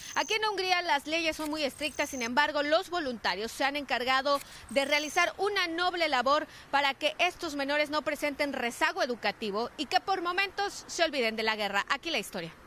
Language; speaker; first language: Spanish; native; Spanish